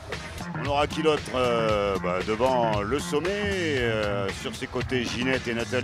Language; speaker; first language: French; native; French